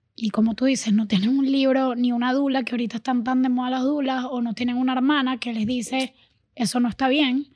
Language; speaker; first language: Spanish; native; Spanish